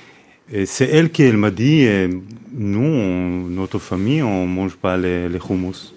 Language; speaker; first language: French; non-native, fluent; Hebrew